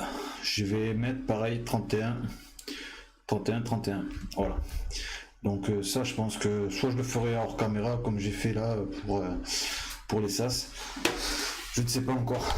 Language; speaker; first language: French; native; French